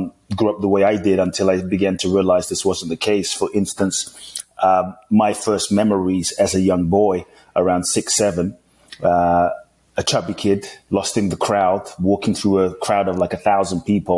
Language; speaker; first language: English; native; English